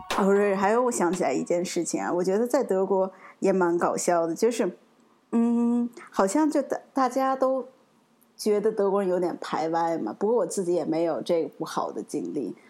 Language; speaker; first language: Chinese; native; Chinese